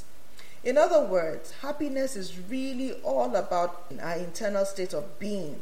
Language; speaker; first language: English; non-native, local second language; Yoruba